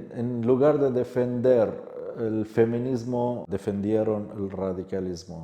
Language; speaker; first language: Spanish; non-native, fluent; Kurdish